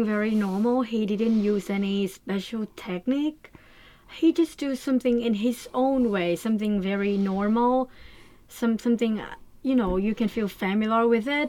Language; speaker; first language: English; non-native, learner; Thai